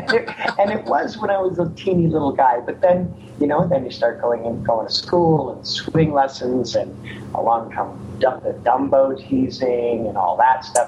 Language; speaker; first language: English; native; English